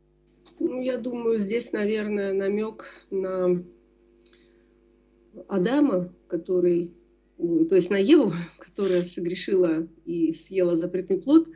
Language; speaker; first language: Russian; native; Russian